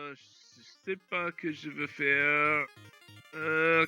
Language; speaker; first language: French; non-native, learner; English